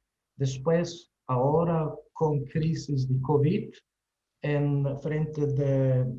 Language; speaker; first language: Spanish; non-native, fluent; Slovenian